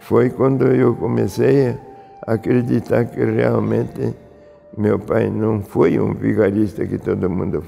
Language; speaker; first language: Portuguese; early bilingual, other home language; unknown